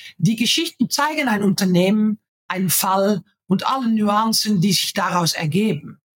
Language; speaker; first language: German; non-native, fluent; Dutch